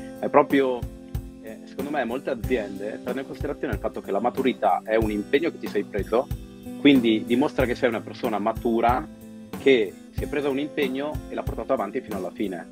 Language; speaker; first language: Italian; early bilingual, other home language; Arabic